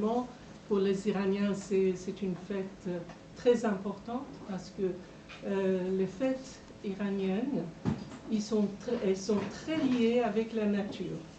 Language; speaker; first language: French; non-native, fluent; Persian